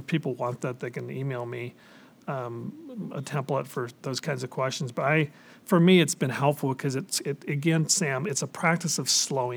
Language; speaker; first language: English; native; English